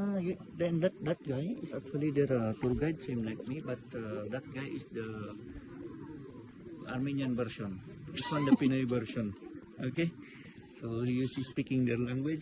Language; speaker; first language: English; non-native, local second language; Filipino